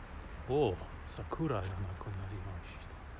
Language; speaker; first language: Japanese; non-native, learner; English